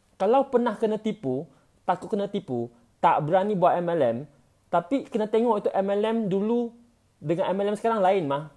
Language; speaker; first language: Malay; non-native, local second language; Chinese